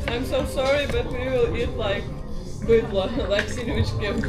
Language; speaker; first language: English; non-native, learner; Russian